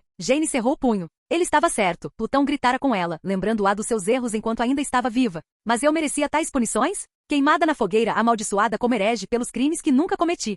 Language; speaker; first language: Portuguese; native; Portuguese